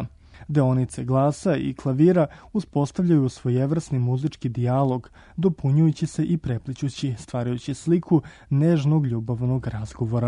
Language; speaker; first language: Croatian; native; Croatian